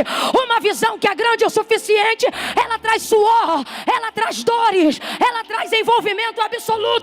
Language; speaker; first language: Portuguese; native; Portuguese